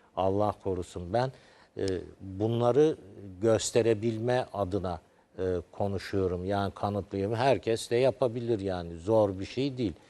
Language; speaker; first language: Turkish; native; Turkish